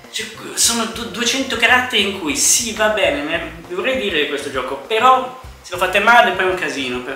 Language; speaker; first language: Italian; native; Italian